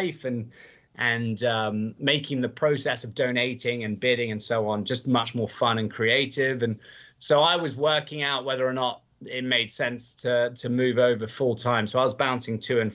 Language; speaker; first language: English; native; English